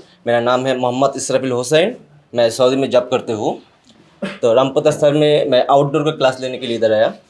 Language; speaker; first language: Hindi; non-native, learner; Bangla